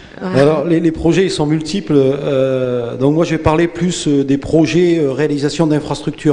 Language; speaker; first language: French; native; French